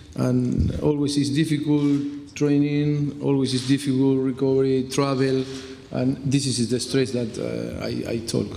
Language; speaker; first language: English; non-native, fluent; Spanish